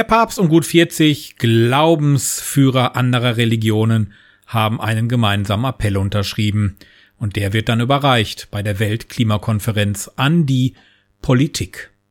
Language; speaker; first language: German; native; German